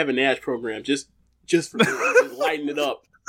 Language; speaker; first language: English; native; English